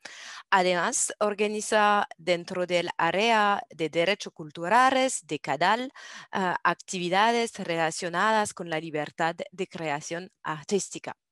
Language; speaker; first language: Spanish; non-native, learner; English